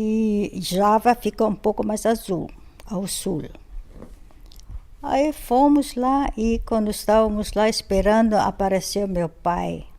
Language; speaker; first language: Portuguese; non-native, fluent; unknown